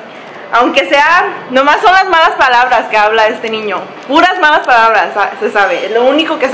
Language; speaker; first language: Spanish; early bilingual, heritage; Spanish